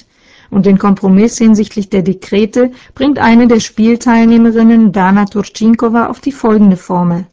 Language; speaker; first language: German; native; German